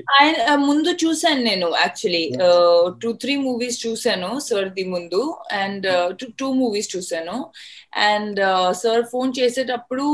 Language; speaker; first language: Telugu; non-native, fluent; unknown